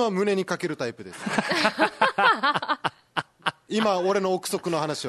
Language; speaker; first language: Japanese; native; Japanese